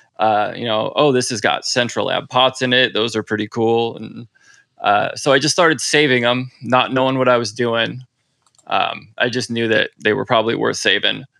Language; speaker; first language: English; native; English